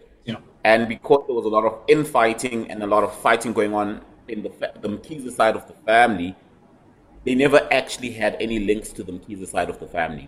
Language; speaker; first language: English; native; English